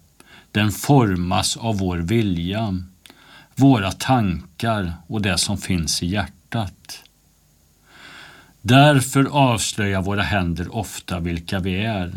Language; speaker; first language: Swedish; native; Swedish